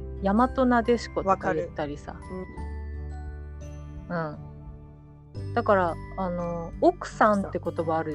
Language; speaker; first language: Japanese; native; Japanese